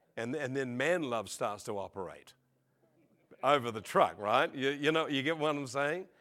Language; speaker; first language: English; native; English